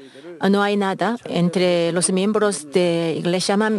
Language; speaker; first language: Spanish; non-native, learner; Korean